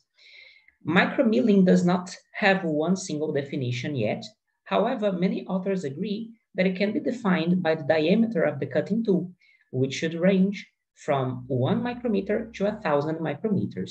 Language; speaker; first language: English; non-native, fluent; Portuguese